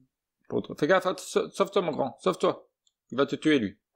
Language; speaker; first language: French; native; French